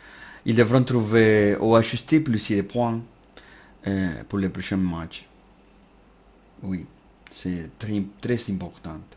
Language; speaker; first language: French; non-native, learner; Spanish